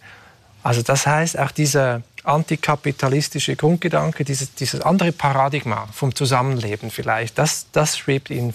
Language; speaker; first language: German; native; German